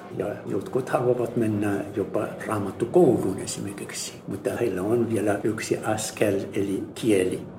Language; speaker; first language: Finnish; non-native, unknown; Arabic